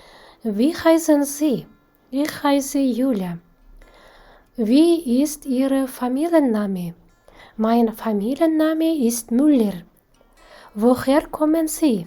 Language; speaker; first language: German; non-native, fluent; Kazakh